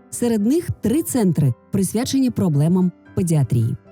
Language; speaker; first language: Ukrainian; native; Ukrainian